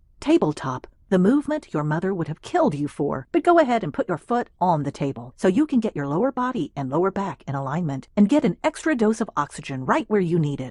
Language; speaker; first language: English; native; English